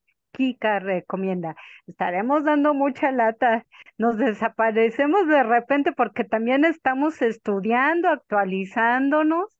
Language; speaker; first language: Spanish; native; Spanish